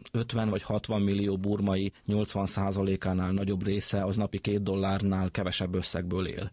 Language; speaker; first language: Hungarian; native; Hungarian